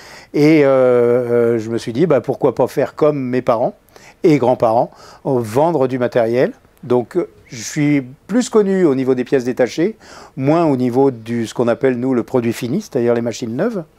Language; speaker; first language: French; native; French